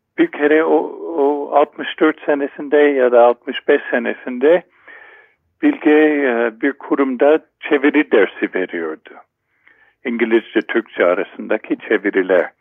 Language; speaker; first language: Turkish; non-native, fluent; English